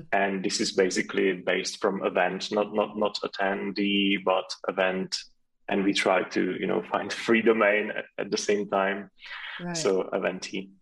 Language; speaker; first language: English; non-native, fluent; Czech